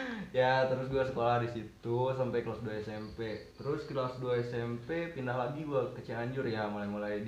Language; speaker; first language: Malay; native; Malay